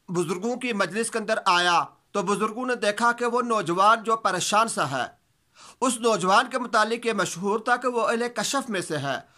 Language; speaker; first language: Urdu; native; Urdu